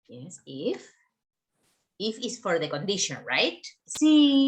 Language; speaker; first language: English; non-native, fluent; Spanish